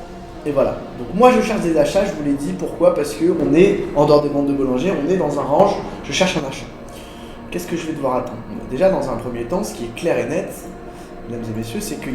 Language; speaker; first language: French; native; French